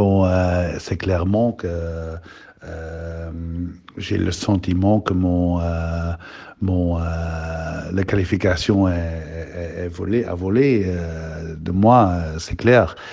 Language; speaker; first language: French; non-native, fluent; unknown